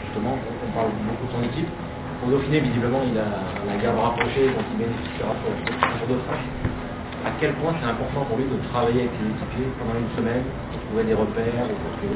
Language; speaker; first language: French; native; French